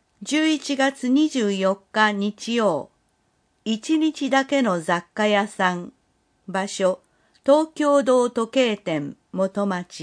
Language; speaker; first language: Japanese; native; Japanese